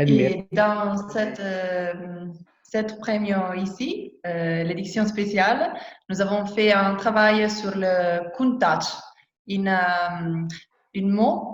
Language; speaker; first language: French; non-native, fluent; Italian